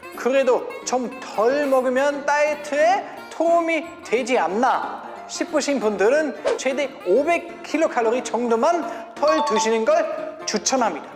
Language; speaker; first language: Korean; non-native, fluent; German